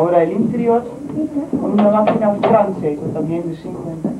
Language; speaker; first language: Spanish; non-native, learner; Dutch